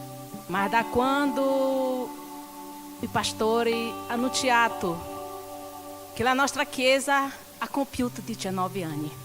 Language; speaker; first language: Italian; non-native, learner; Portuguese